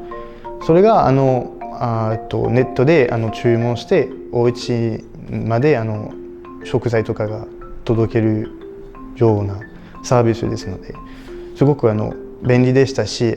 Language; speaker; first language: Japanese; non-native, fluent; French